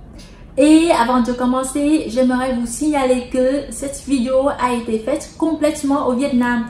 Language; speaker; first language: French; non-native, fluent; Vietnamese